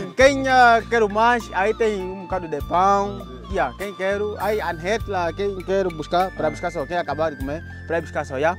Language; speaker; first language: Portuguese; non-native, learner; Vietnamese